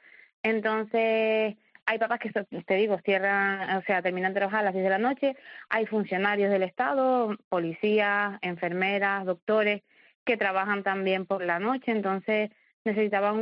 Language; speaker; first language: Spanish; native; Spanish